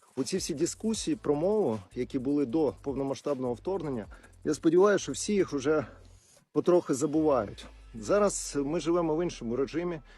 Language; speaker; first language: Ukrainian; non-native, local second language; Russian